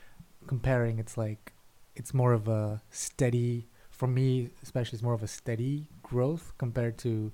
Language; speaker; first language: English; non-native, local second language; Malayalam